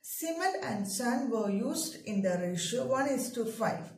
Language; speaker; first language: English; non-native, local second language; Malayalam